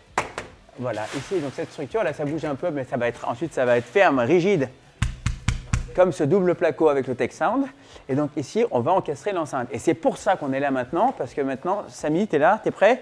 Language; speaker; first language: French; native; French